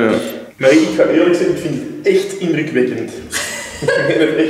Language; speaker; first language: Dutch; native; Dutch